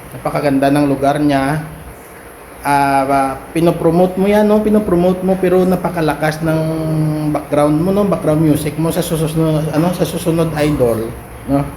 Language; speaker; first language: Filipino; non-native, local second language; Hiligaynon